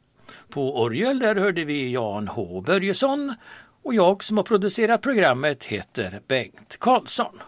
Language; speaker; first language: Swedish; native; Swedish